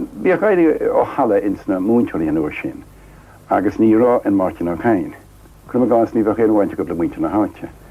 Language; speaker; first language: Irish; native; Irish